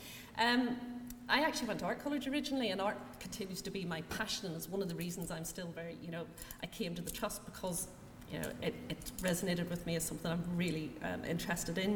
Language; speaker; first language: English; native; English